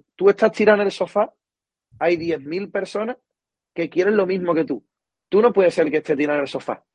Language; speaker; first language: Spanish; native; Spanish